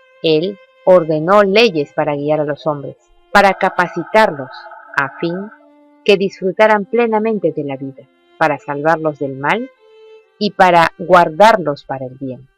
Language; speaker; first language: Spanish; native; Spanish